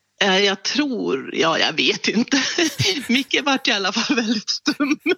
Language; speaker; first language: Swedish; native; Swedish